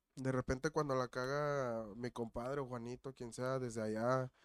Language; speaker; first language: Spanish; native; Spanish